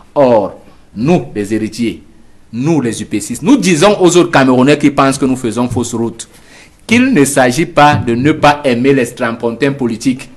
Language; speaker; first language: French; native; French